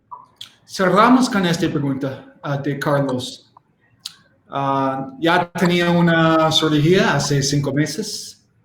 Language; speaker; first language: Spanish; non-native, learner; English